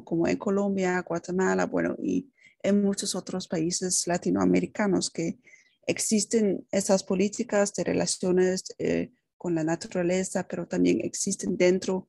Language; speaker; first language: Spanish; non-native, fluent; Dutch